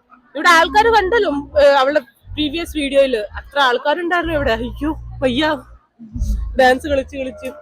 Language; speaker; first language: Malayalam; non-native, local second language; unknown